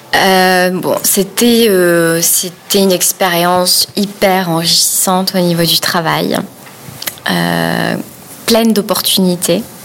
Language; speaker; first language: French; native; French